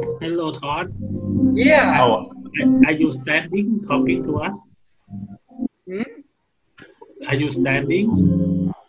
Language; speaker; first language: English; non-native, learner; Thai